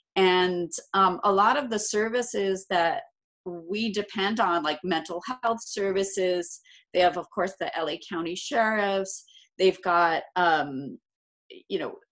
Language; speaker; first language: English; native; English